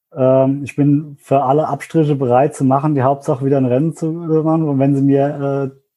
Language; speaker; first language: German; native; German